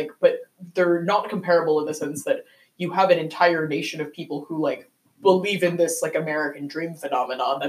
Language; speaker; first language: English; non-native, local second language; Cantonese